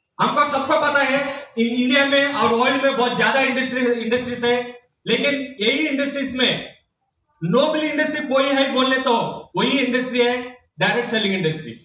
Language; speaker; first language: Hindi; non-native, local second language; Telugu